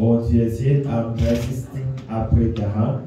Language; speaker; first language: German; non-native, learner; French